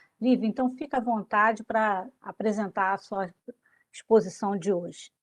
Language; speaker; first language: Portuguese; native; Portuguese